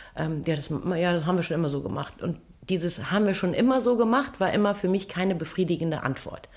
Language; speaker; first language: German; early bilingual, other home language; Turkish